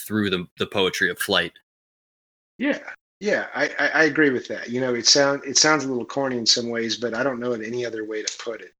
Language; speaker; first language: English; native; English